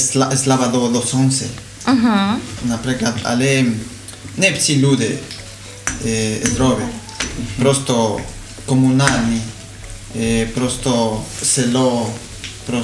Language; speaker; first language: Ukrainian; non-native, learner; Spanish